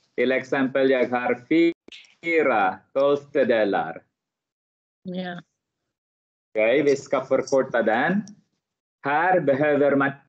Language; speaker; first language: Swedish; non-native, fluent; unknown